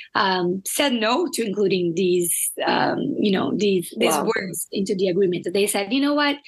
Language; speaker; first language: English; non-native, fluent; Portuguese